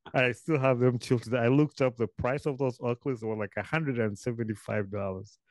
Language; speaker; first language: English; non-native, local second language; Ganda